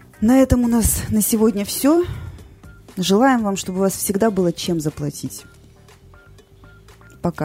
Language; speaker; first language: Russian; native; Russian